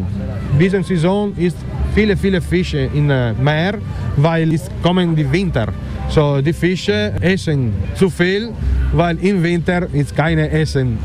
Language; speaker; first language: German; non-native, learner; Italian